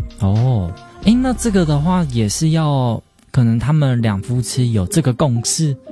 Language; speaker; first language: Chinese; native; Chinese